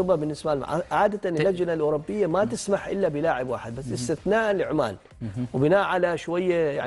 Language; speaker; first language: Arabic; native; Arabic